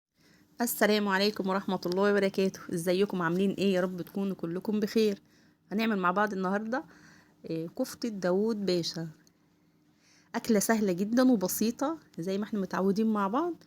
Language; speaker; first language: Arabic; native; Arabic